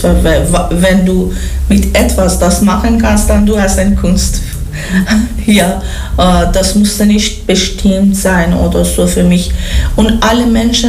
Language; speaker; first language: German; non-native, learner; Persian